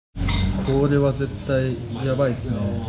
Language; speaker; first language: Japanese; native; Japanese